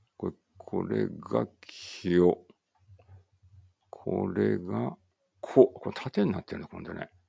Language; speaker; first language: Japanese; native; Japanese